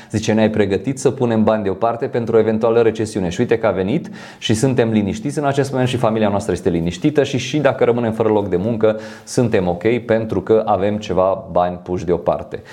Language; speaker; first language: Romanian; non-native, fluent; French